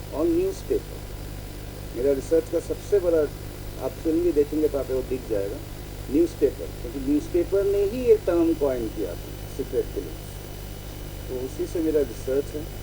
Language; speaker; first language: Hindi; non-native, local second language; Assamese